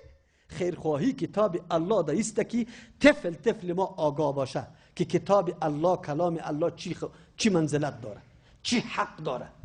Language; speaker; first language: Persian; native; Persian